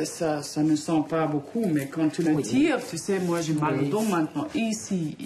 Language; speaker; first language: French; non-native, fluent; German